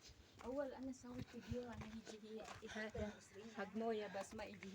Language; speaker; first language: Arabic; non-native, learner; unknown